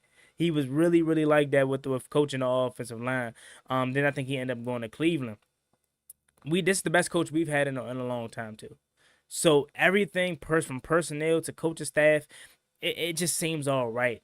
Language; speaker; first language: English; native; English